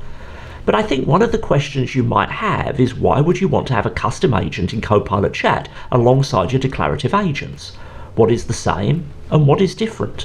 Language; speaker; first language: English; native; English